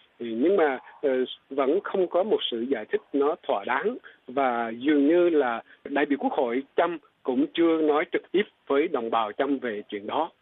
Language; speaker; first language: Vietnamese; non-native, local second language; Eastern Cham